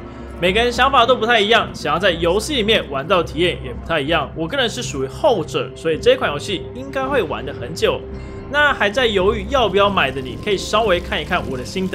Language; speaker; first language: Chinese; native; Chinese